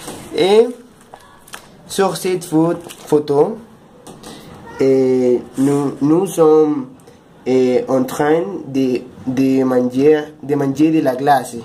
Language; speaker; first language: French; non-native, learner; Spanish